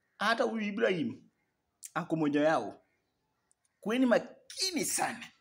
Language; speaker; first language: Swahili; non-native, local second language; Luo (Kenya and Tanzania)